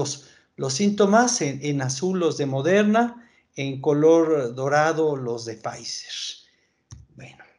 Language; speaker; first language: Spanish; native; Spanish